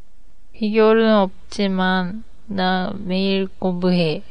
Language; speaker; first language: Korean; non-native, learner; Japanese